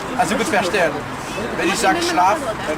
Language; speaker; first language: German; non-native, learner; French